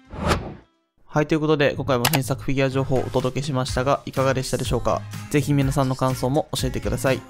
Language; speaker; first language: Japanese; native; Japanese